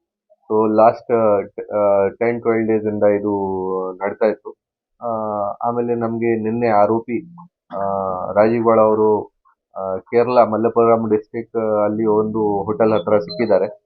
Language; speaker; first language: Kannada; non-native, fluent; Hindi